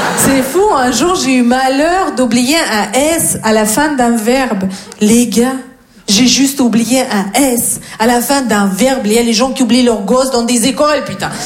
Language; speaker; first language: French; non-native, fluent; Russian